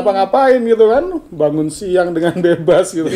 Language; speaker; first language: Indonesian; native; Indonesian